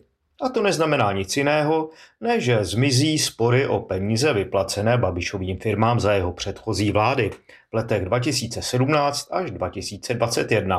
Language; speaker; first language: Czech; native; Czech